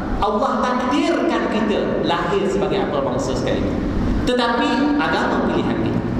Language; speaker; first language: Malay; non-native, local second language; Chinese